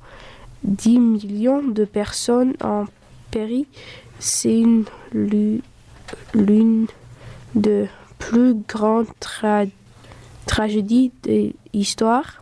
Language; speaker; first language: French; early bilingual, other home language; Dutch